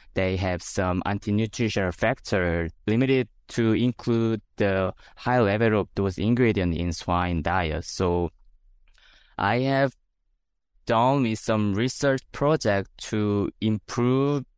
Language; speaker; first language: English; non-native, fluent; Korean